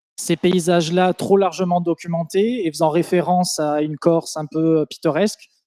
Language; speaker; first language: French; native; French